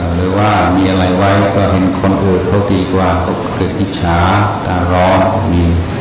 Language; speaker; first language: Thai; non-native, fluent; English